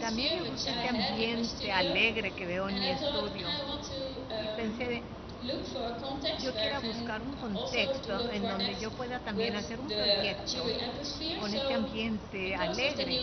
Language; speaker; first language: Spanish; non-native, fluent; Dutch